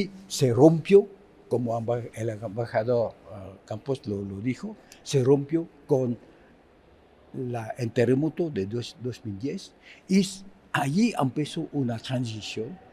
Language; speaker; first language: Spanish; non-native, fluent; Haitian Creole